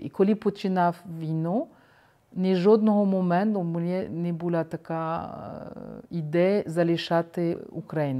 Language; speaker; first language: Ukrainian; non-native, fluent; French